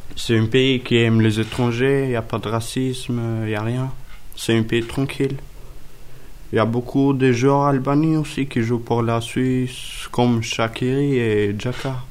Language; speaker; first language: French; early bilingual, other home language; Albanian